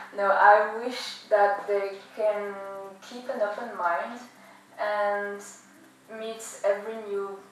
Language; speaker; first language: English; non-native, fluent; French